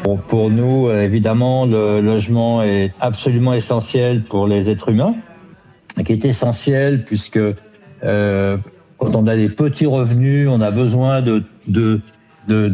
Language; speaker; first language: French; native; French